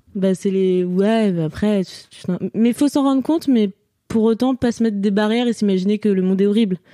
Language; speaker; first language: French; native; French